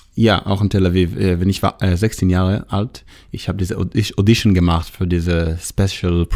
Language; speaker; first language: German; non-native, fluent; Hebrew